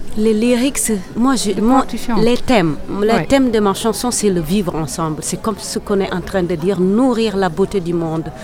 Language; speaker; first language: French; non-native, local second language; Serer